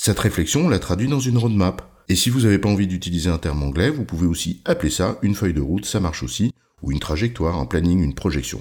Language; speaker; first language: French; native; French